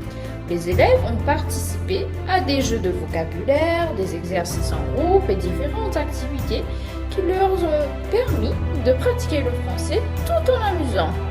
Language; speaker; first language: French; non-native, fluent; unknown